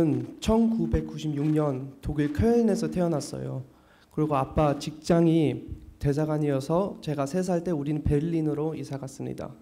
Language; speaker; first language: Korean; early bilingual, heritage; Korean